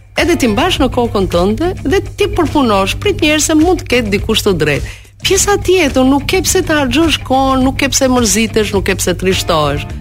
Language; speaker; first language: Albanian; native; Albanian